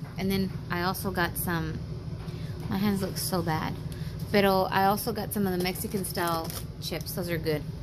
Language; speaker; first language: English; early bilingual, other home language; Spanish